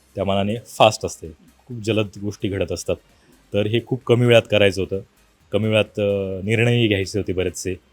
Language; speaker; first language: Marathi; native; Marathi